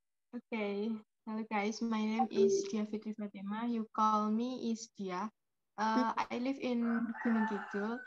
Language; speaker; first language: English; non-native, learner; Indonesian